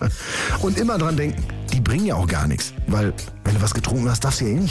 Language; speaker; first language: German; native; German